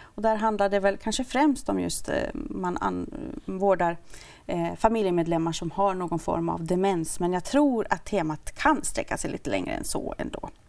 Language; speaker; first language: Swedish; native; Swedish